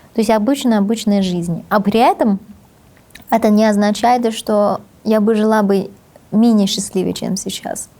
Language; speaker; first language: Russian; non-native, fluent; Chinese